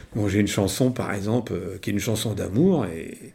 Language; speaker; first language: French; native; French